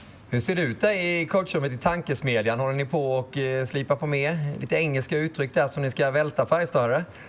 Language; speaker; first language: Swedish; native; Swedish